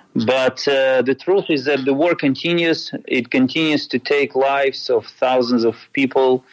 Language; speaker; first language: English; non-native, fluent; Ukrainian